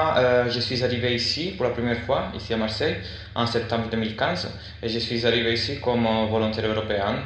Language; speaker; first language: French; non-native, fluent; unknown